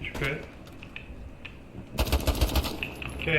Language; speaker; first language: French; native; French